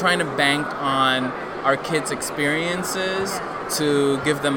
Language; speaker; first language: English; early bilingual, other home language; Spanish